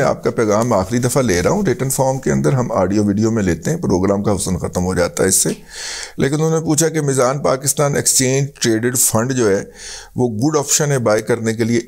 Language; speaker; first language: Urdu; non-native, local second language; Punjabi